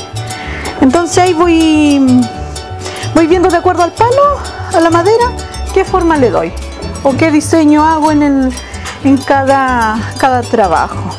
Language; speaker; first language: Spanish; native; Spanish